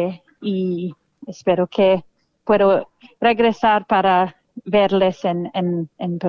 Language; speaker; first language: Spanish; non-native, fluent; English